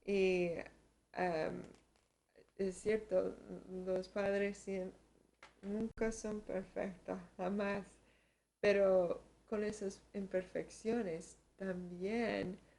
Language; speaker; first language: Spanish; early bilingual, heritage; Spanish